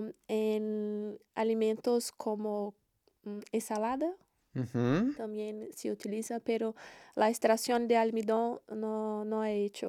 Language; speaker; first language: Spanish; non-native, learner; Portuguese